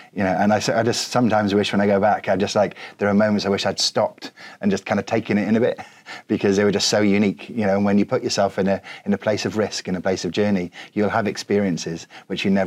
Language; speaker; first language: English; native; English